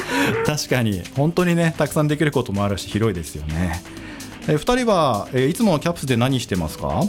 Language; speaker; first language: Japanese; native; Japanese